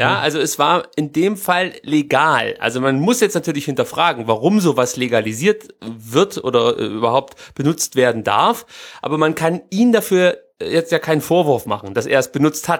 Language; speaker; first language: German; native; German